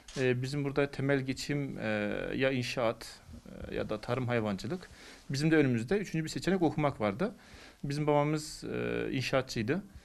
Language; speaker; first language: Turkish; non-native, local second language; Kurdish